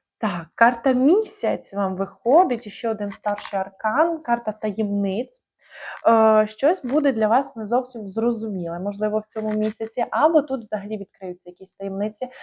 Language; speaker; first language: Ukrainian; non-native, local second language; Russian